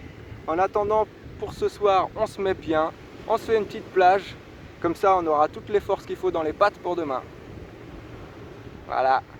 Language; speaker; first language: French; native; French